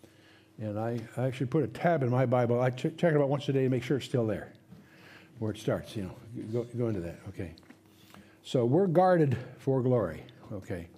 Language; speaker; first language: English; native; English